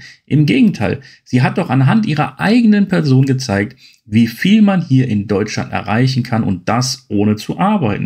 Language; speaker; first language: German; native; German